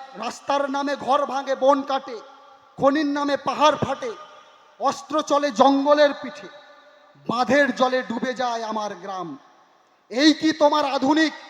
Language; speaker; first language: Bangla; non-native, local second language; Santali